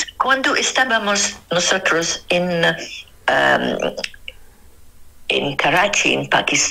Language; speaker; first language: Spanish; non-native, fluent; Arabic